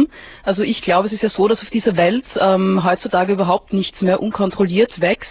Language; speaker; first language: German; native; German